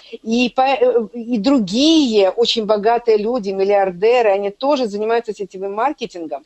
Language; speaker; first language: Russian; native; Russian